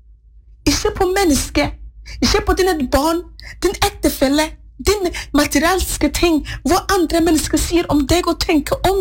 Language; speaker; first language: Norwegian; non-native, fluent; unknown